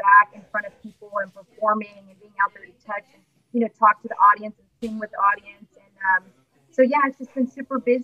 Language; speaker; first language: English; native; English